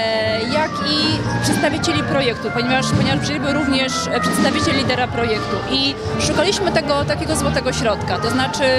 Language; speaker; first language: Polish; native; Polish